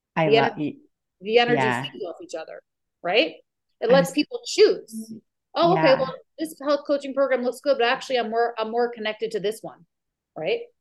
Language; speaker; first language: English; native; English